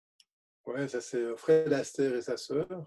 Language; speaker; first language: French; native; French